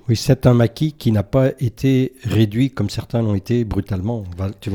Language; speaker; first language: French; native; French